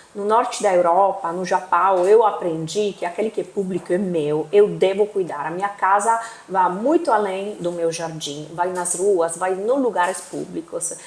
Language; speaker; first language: Portuguese; non-native, fluent; Italian